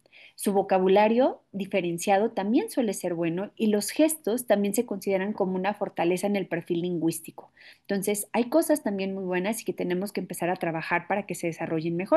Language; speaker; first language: Spanish; native; Spanish